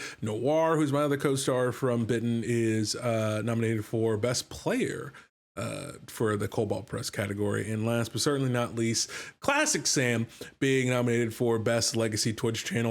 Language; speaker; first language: English; native; English